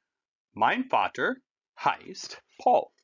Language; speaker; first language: German; non-native, fluent; English